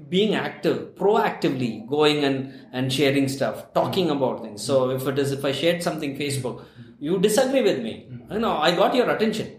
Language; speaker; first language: English; non-native, local second language; Tamil